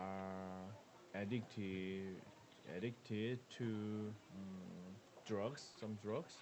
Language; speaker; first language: English; non-native, learner; Korean